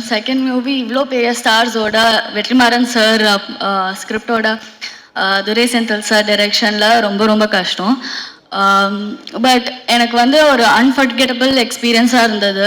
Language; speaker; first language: Tamil; non-native, fluent; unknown